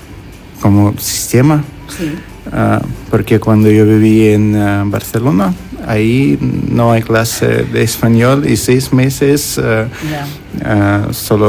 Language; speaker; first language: Spanish; non-native, learner; Russian